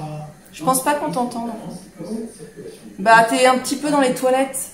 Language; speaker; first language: French; native; French